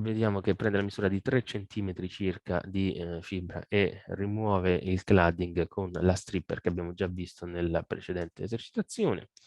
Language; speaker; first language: Italian; native; Italian